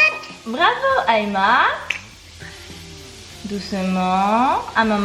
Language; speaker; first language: French; native; French